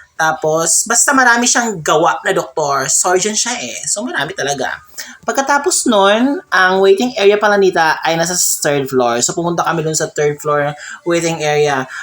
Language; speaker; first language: Filipino; non-native, local second language; Cebuano